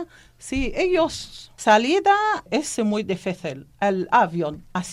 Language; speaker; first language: Spanish; non-native, learner; Arabic